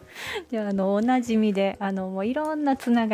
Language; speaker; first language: Japanese; native; Japanese